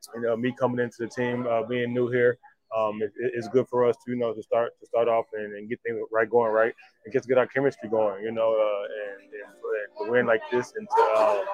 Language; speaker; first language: English; native; English